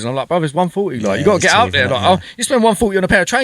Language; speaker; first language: English; native; English